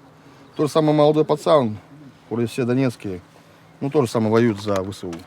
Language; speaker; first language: Russian; native; Russian